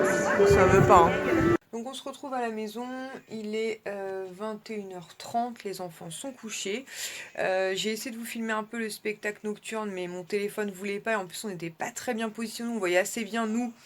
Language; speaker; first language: French; native; French